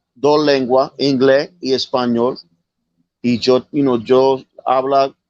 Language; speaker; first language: Spanish; early bilingual, heritage; Spanish